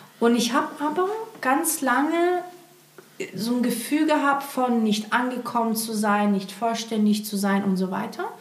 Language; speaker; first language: German; early bilingual, other home language; Portuguese